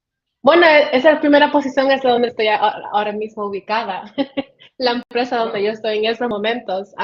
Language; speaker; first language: Spanish; early bilingual, heritage; Spanish